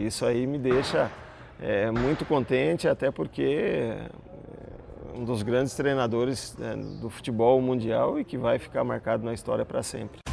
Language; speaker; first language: Portuguese; native; Portuguese